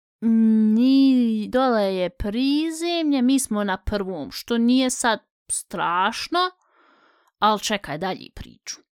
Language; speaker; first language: Bosnian; early bilingual, heritage; Bosnian